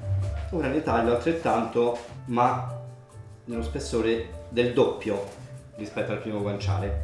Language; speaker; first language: Italian; native; Italian